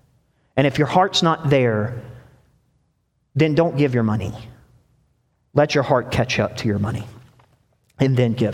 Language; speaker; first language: English; native; English